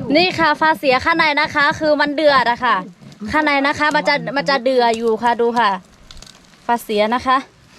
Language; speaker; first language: Thai; non-native, local second language; Lahu